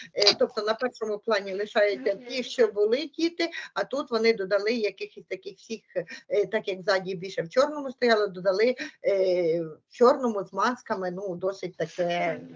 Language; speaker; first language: Ukrainian; native; Ukrainian